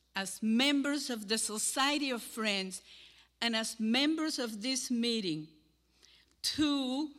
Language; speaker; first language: English; non-native, fluent; Spanish